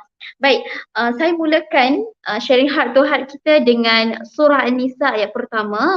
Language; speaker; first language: Malay; native; Malay